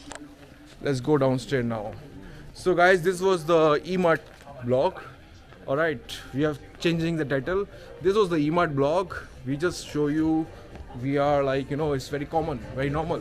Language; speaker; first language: English; non-native, local second language; Hindi